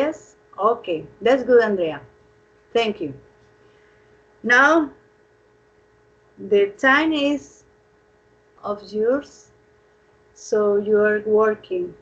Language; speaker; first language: English; non-native, fluent; Spanish